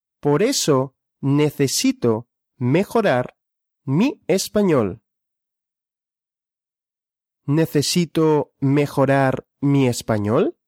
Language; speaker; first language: Spanish; non-native, fluent; Russian